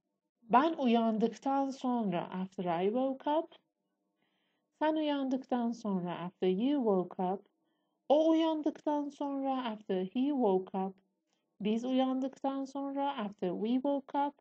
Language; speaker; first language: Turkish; non-native, fluent; Persian